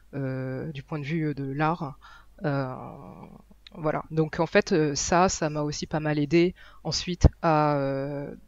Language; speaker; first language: French; native; French